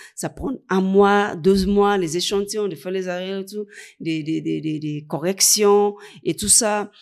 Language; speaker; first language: French; non-native, fluent; English